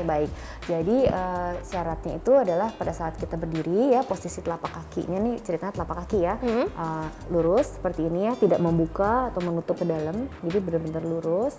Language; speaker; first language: Indonesian; native; Indonesian